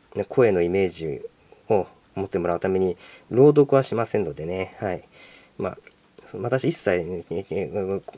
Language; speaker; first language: Japanese; native; Japanese